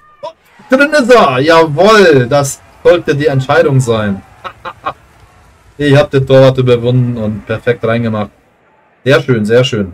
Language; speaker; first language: German; native; German